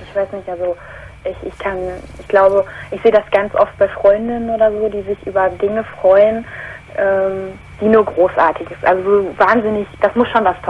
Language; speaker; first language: German; native; German